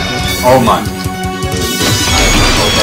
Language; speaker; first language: German; native; German